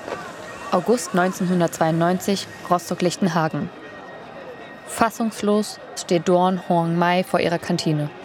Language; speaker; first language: German; native; German